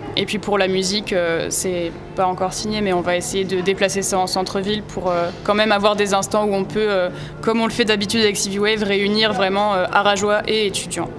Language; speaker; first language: French; native; French